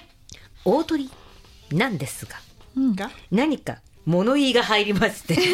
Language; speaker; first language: Japanese; native; Japanese